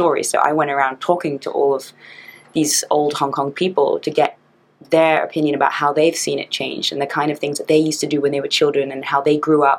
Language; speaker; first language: English; native; English